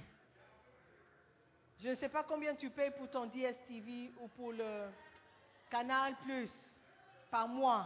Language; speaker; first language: French; non-native, fluent; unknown